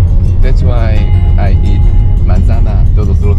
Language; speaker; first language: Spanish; non-native, learner; Korean